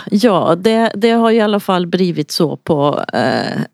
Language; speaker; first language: Swedish; native; Swedish